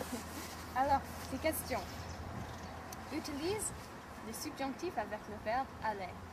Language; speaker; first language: French; non-native, learner; English